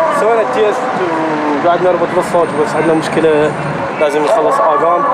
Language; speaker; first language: Arabic; native; Arabic